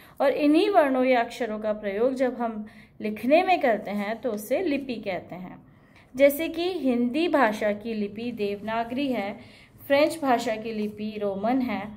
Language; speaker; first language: Hindi; native; Hindi